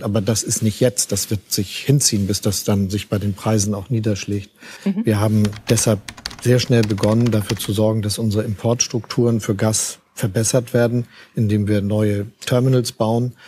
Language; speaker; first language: German; native; German